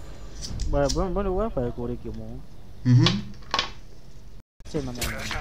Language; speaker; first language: Spanish; native; Spanish